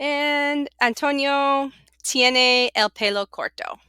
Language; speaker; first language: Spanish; non-native, fluent; English